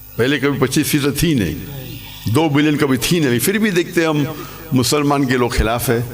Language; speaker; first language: Urdu; non-native, local second language; English